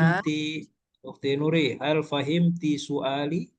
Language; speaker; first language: Arabic; non-native, learner; Malay